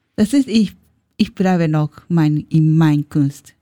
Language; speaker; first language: German; non-native, learner; Japanese